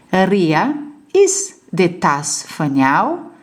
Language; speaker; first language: Dutch; non-native, fluent; Portuguese